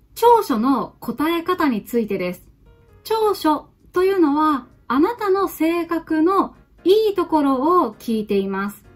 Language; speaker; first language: Japanese; native; Japanese